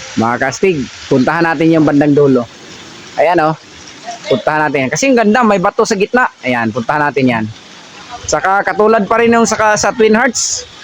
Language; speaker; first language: Filipino; non-native, local second language; Cebuano